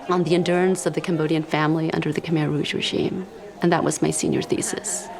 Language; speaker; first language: English; early bilingual, other home language; Khmer